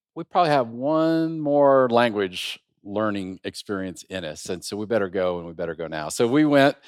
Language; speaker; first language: English; native; English